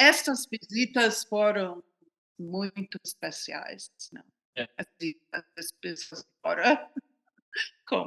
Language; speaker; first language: Portuguese; non-native, fluent; English